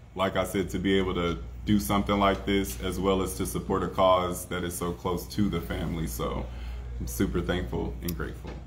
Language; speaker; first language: English; native; English